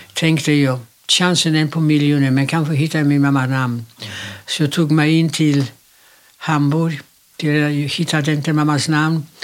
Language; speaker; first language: Swedish; non-native, fluent; Polish